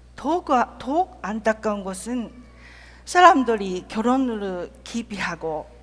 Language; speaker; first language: Korean; non-native, fluent; Japanese